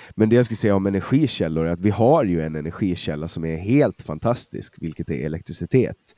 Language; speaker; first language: Swedish; non-native, fluent; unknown